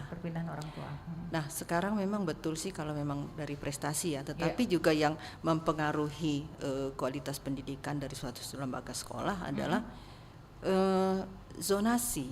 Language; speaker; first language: Indonesian; native; Indonesian